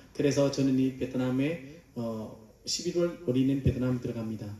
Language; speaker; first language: Korean; non-native, learner; Vietnamese